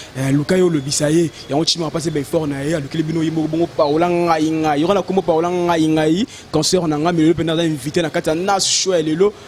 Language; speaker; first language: Lingala; native; Lingala